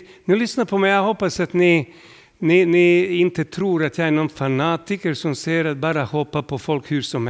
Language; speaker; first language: Swedish; non-native, fluent; Serbian